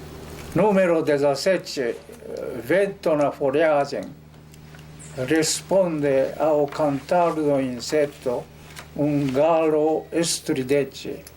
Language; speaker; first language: Portuguese; non-native, fluent; Japanese